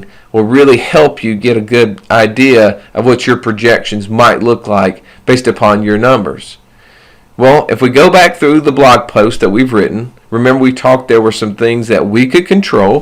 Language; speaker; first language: English; native; English